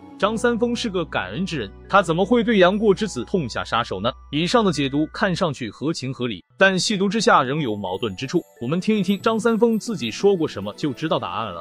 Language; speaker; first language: Chinese; native; Chinese